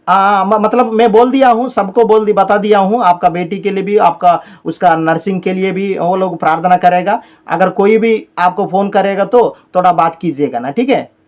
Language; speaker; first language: Hindi; non-native, local second language; Telugu